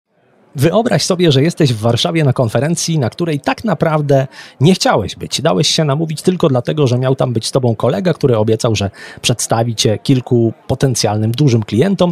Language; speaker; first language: Polish; native; Polish